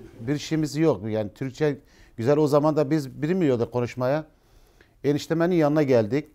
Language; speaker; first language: Turkish; non-native, learner; Arabic